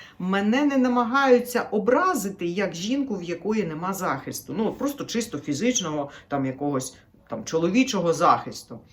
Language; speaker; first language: Ukrainian; native; Ukrainian